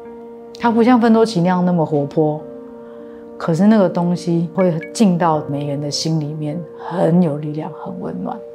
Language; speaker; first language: Chinese; native; Chinese